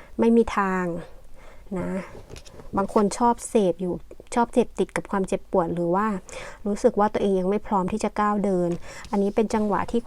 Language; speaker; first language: Thai; native; Thai